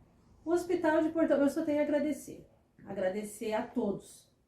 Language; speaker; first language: Portuguese; native; Portuguese